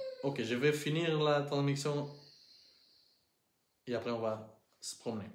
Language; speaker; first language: French; non-native, learner; Portuguese